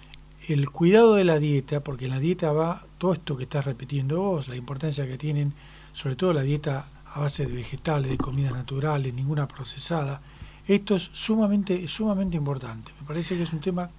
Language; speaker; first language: Spanish; native; Spanish